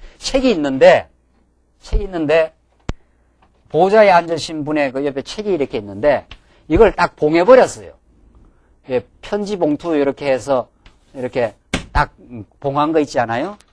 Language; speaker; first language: Korean; native; Korean